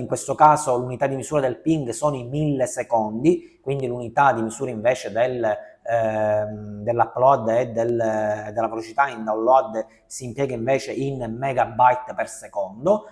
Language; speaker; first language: Italian; native; Italian